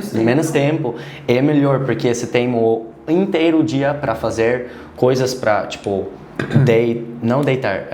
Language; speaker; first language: Portuguese; non-native, learner; Dutch